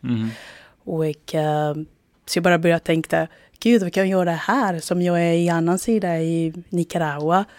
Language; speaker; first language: Swedish; non-native, fluent; Spanish